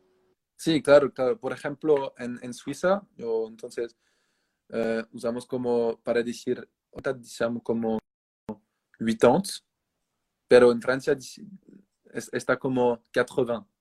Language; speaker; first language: Spanish; non-native, fluent; French